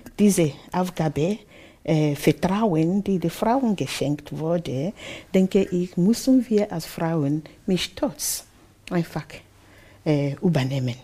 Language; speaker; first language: German; non-native, fluent; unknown